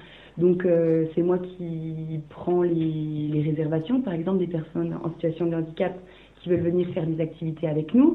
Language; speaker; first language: French; native; French